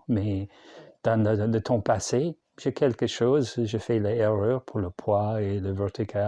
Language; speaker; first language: French; non-native, learner; English